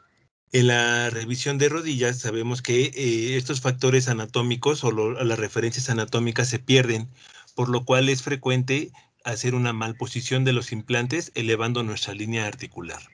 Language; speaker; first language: Spanish; native; Spanish